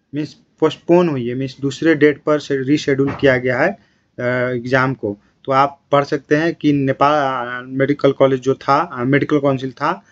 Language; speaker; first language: Hindi; non-native, local second language; Bhojpuri